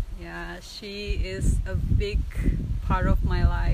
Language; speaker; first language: English; non-native, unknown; Japanese